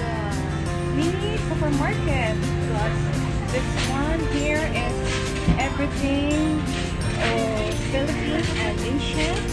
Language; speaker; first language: English; non-native, learner; Cebuano